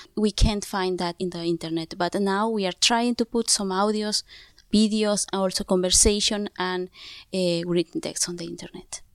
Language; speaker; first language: English; non-native, fluent; Zapotec